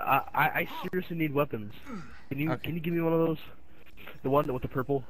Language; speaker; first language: English; native; English